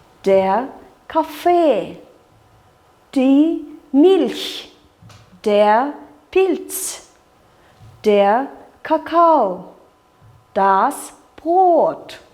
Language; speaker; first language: German; non-native, fluent; Kyrgyz